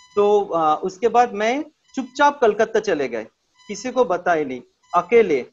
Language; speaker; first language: Hindi; non-native, local second language; Bangla